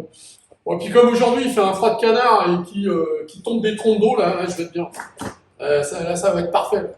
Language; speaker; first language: French; native; French